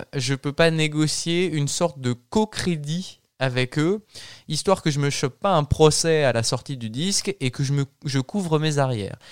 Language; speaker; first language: French; native; French